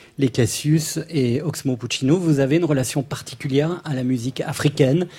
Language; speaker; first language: French; native; French